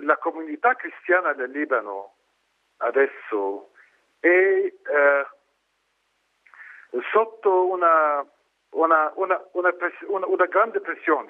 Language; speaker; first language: Italian; non-native, learner; Arabic